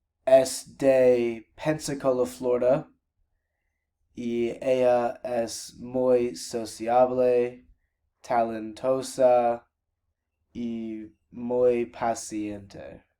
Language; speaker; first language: Spanish; non-native, learner; English